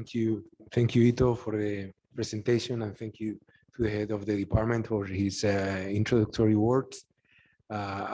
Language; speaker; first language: English; non-native, fluent; Spanish